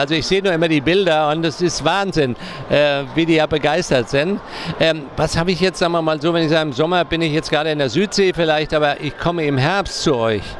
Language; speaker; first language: German; native; German